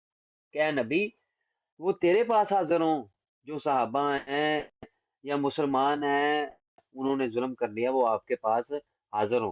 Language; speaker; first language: Hindi; non-native, local second language; Punjabi